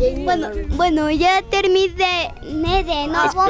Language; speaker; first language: Spanish; early bilingual, other home language; French